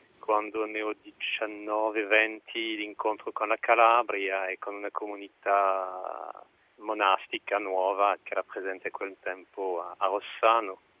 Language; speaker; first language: Italian; non-native, fluent; French